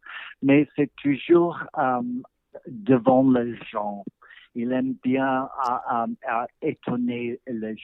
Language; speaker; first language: French; non-native, learner; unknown